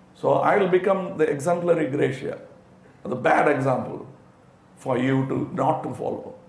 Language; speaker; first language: English; non-native, local second language; Tamil